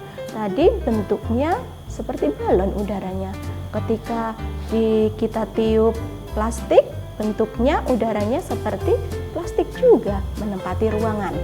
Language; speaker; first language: Indonesian; native; Indonesian